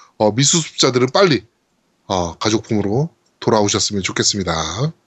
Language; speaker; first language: Korean; native; Korean